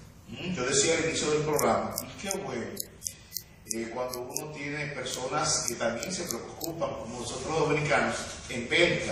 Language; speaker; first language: Spanish; native; Spanish